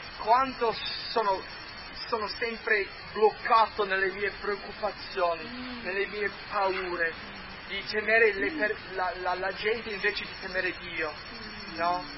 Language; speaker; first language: Italian; non-native, fluent; English